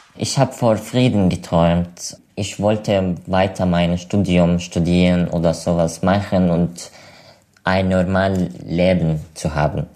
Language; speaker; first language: German; non-native, learner; Arabic